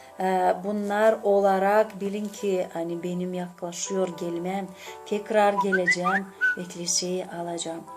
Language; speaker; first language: Turkish; non-native, learner; Gagauz